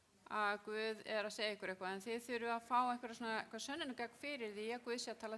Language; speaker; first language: Icelandic; non-native, fluent; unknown